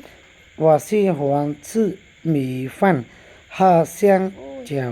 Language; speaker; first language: Chinese; non-native, learner; Khmer